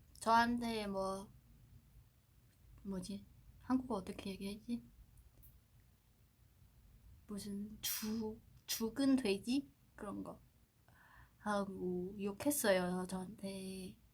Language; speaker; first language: Korean; non-native, learner; Chinese